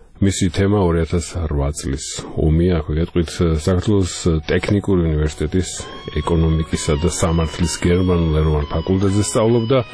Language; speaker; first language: Georgian; native; Georgian